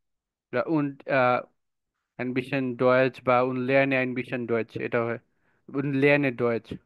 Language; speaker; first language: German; non-native, fluent; Bangla